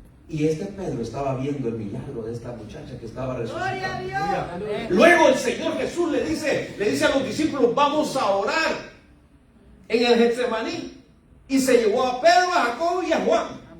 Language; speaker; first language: Spanish; native; Spanish